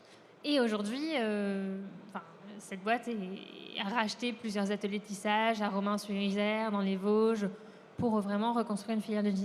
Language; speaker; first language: French; native; French